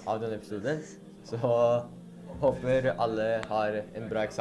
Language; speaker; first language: Norwegian; early bilingual, other home language; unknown